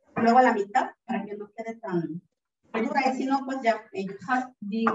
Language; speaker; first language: English; early bilingual, heritage; Spanish